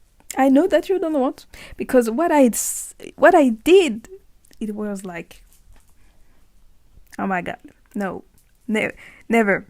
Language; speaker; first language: English; non-native, learner; French